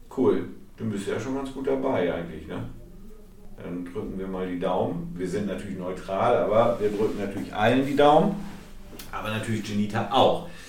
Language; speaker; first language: German; native; German